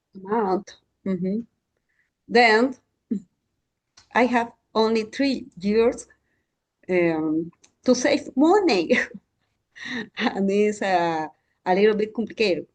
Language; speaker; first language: English; non-native, learner; Spanish